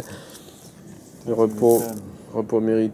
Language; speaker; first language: French; native; French